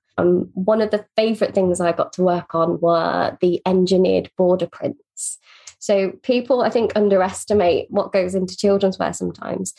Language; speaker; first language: English; native; English